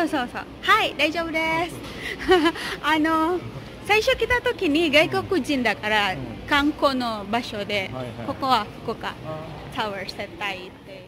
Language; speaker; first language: Japanese; non-native, learner; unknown